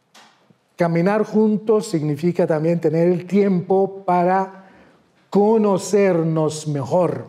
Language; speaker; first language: Spanish; non-native, fluent; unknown